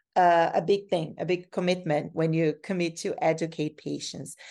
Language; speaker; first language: English; non-native, fluent; Portuguese